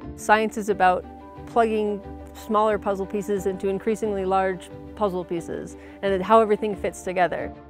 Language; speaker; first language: English; native; English